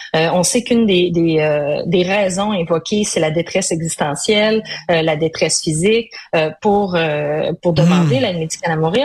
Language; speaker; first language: French; native; French